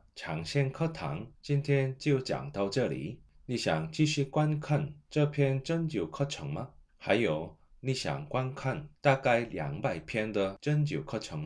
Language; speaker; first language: Chinese; non-native, learner; Korean